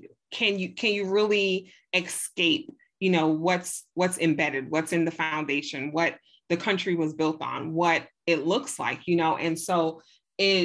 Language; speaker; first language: English; native; English